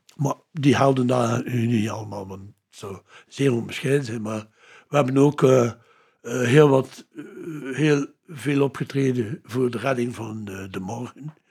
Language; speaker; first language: Dutch; native; Dutch